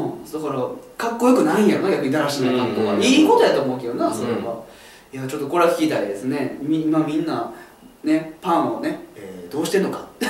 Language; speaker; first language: Japanese; native; Japanese